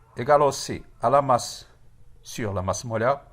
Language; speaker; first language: French; non-native, local second language; Arabic